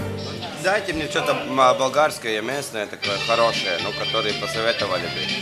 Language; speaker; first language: Russian; non-native, local second language; Latvian